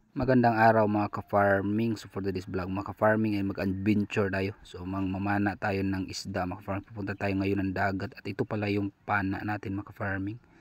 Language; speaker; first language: Filipino; non-native, local second language; Cebuano